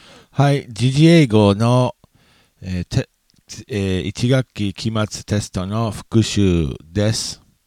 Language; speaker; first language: Japanese; non-native, fluent; English